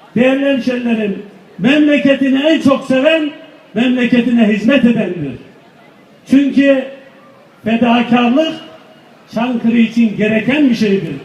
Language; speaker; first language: Turkish; native; Turkish